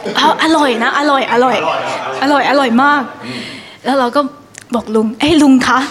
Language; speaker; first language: Thai; non-native, fluent; Chinese